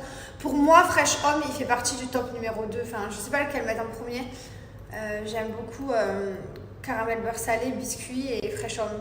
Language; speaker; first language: French; native; French